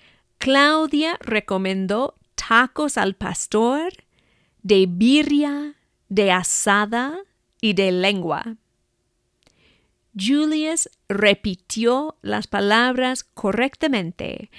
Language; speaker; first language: Spanish; non-native, fluent; English